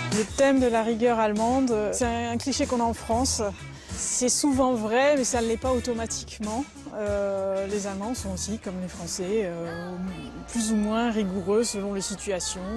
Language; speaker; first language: French; native; French